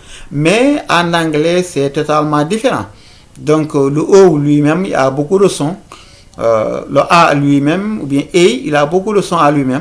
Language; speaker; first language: French; non-native, local second language; Fula